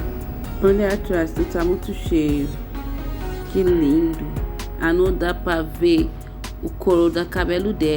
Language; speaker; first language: Portuguese; non-native, learner; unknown